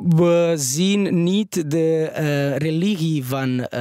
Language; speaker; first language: Dutch; early bilingual, other home language; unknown